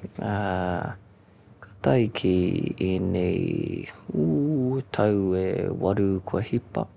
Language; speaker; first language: Māori; non-native, local second language; English